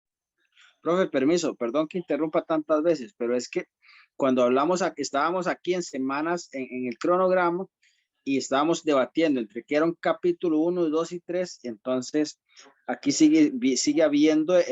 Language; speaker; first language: Spanish; native; Spanish